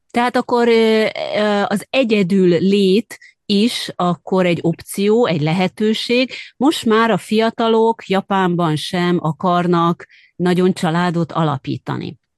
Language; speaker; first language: Hungarian; native; Hungarian